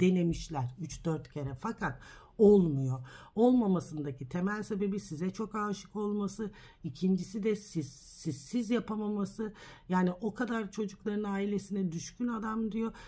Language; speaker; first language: Turkish; early bilingual, heritage; Turkish